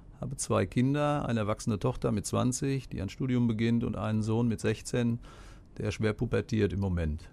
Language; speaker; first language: German; native; German